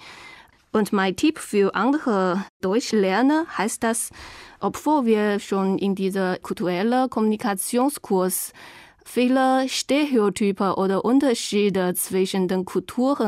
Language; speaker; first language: German; non-native, fluent; Chinese